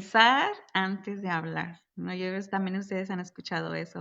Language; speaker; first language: Spanish; native; Spanish